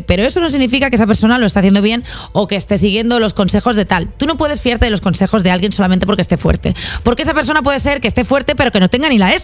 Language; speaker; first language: Spanish; native; Spanish